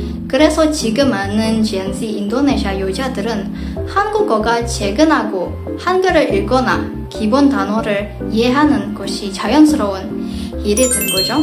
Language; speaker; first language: Korean; non-native, fluent; Indonesian